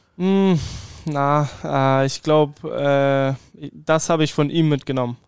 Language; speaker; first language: German; early bilingual, other home language; Polish